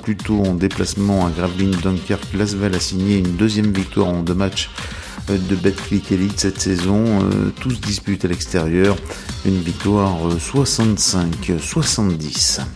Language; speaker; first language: French; native; French